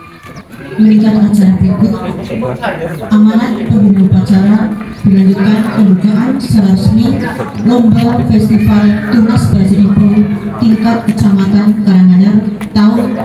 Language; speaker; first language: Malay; non-native, local second language; Javanese